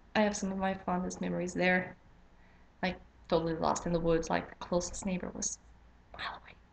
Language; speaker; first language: English; non-native, fluent; French